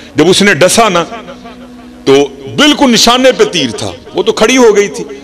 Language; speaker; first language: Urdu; non-native, local second language; Punjabi